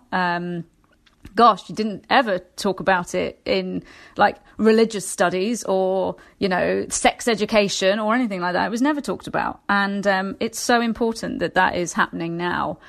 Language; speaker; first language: English; native; English